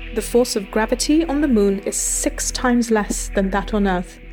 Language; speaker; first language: English; non-native, local second language; Hindi